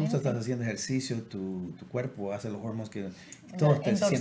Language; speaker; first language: Spanish; native; Spanish